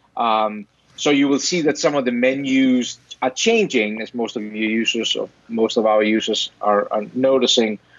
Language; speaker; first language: English; non-native, fluent; Danish